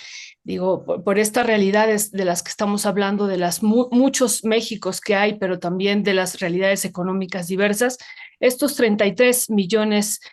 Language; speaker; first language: Spanish; native; Spanish